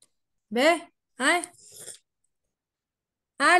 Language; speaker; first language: French; non-native, fluent; Arabic